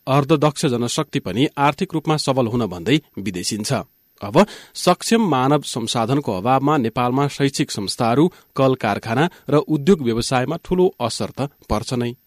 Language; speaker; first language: Nepali; native; Nepali